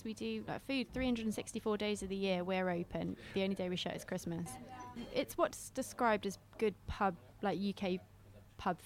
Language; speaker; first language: English; native; English